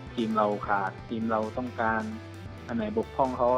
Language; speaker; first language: Thai; native; Thai